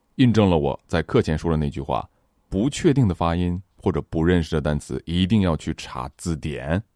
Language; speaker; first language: Chinese; native; Chinese